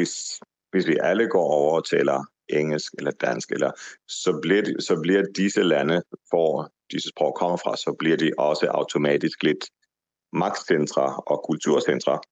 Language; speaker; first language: Danish; non-native, fluent; Hebrew